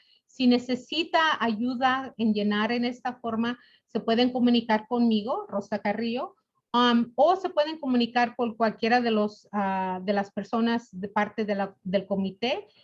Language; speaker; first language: Spanish; early bilingual, other home language; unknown